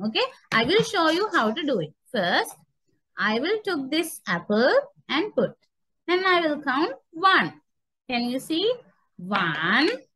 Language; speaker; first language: English; non-native, local second language; Sinhala